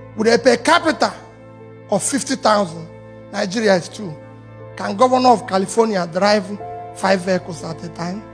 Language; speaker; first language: English; non-native, local second language; Igbo